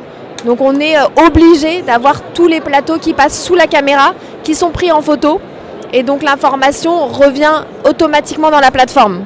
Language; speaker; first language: French; native; French